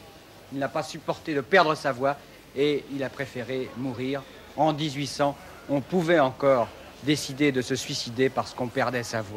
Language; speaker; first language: French; native; French